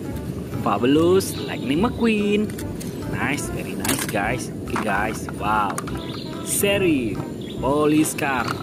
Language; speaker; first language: English; non-native, learner; Indonesian